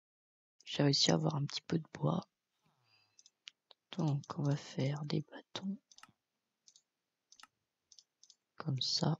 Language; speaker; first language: French; native; French